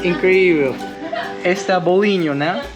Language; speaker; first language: Portuguese; non-native, learner; English